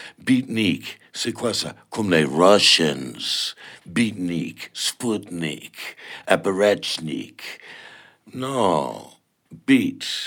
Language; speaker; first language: French; non-native, learner; English